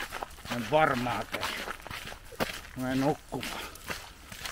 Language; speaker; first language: Finnish; native; Finnish